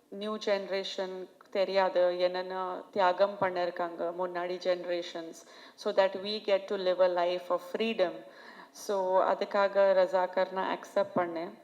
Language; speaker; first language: Tamil; non-native, fluent; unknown